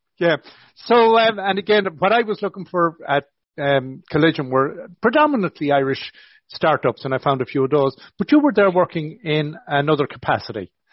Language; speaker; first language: English; native; English